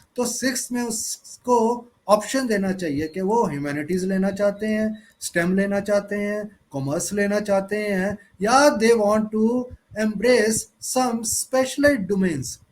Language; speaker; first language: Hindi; native; Hindi